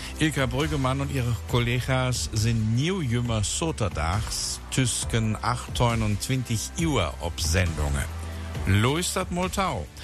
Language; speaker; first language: German; native; German